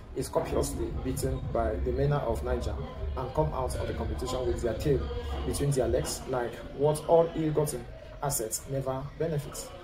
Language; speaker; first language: English; non-native, local second language; French